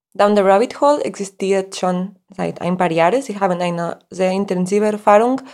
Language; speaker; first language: German; non-native, fluent; Spanish